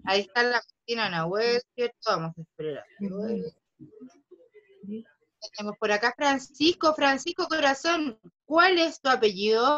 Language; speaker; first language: Spanish; native; Spanish